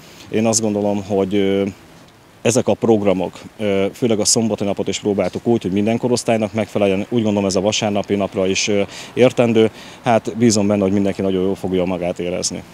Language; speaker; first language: Hungarian; native; Hungarian